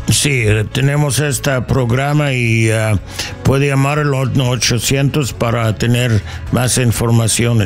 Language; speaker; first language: Spanish; non-native, learner; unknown